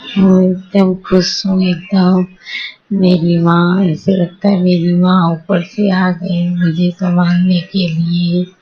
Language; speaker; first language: Hindi; early bilingual, heritage; Hindi